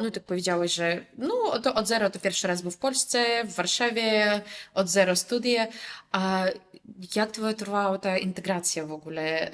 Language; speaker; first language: Polish; non-native, fluent; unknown